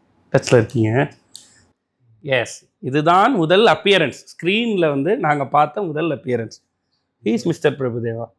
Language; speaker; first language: Tamil; native; Tamil